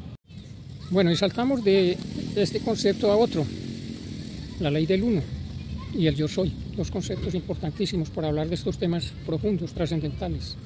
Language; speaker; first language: Spanish; native; Spanish